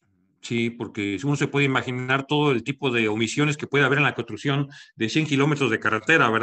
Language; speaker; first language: Spanish; native; Spanish